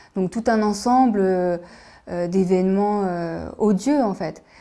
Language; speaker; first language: French; native; French